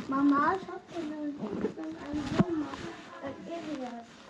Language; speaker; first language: German; early bilingual, other home language; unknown